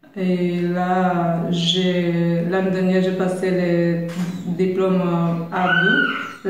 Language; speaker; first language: French; non-native, learner; Spanish